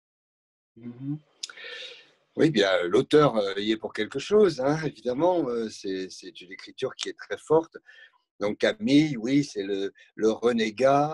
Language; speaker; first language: French; native; French